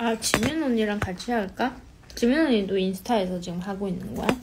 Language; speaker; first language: Korean; non-native, fluent; Chinese